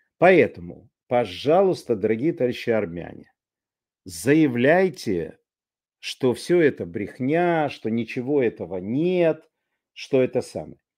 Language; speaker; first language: Russian; native; Russian